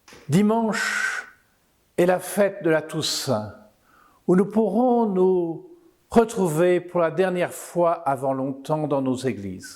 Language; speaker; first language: French; native; French